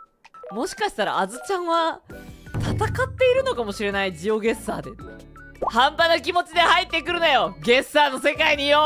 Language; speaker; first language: Japanese; native; Japanese